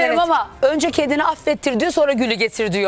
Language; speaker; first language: Turkish; native; Turkish